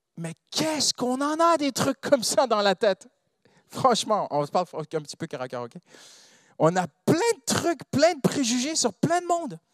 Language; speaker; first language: French; non-native, fluent; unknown